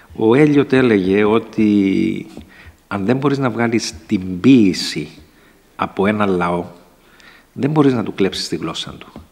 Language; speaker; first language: Greek; native; Greek